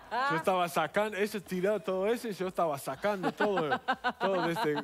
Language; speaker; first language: Spanish; non-native, learner; English